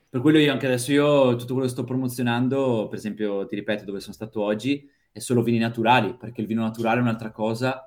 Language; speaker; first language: Italian; native; Italian